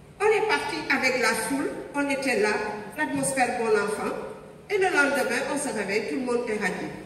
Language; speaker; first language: French; non-native, local second language; Wolof